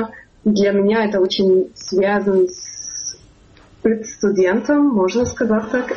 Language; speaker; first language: Russian; non-native, fluent; German